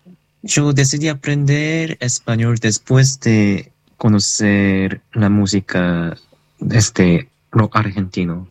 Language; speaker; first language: Spanish; non-native, learner; Korean